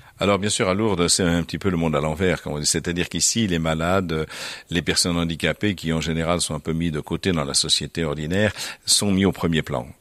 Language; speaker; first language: French; native; French